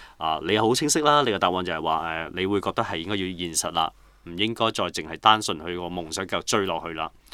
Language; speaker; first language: Cantonese; native; Cantonese